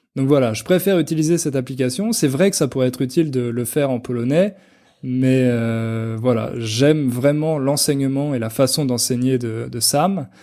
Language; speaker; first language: French; native; French